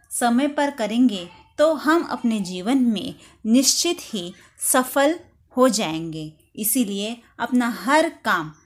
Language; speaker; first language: Hindi; non-native, local second language; Marathi